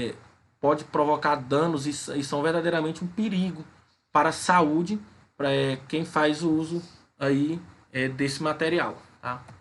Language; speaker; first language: Portuguese; native; Portuguese